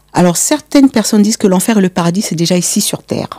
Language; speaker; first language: French; native; French